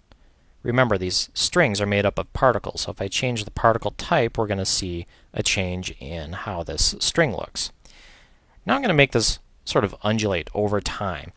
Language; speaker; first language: English; native; English